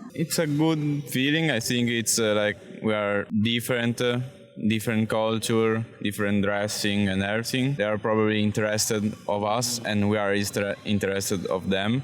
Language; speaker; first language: English; non-native, fluent; Italian